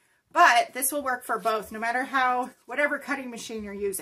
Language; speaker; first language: English; native; English